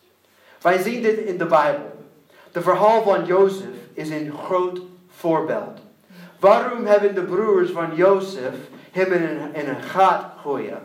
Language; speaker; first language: Dutch; non-native, learner; English